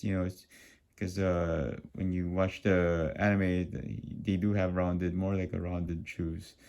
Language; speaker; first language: English; native; English